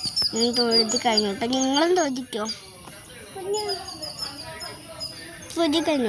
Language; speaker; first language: Malayalam; native; Malayalam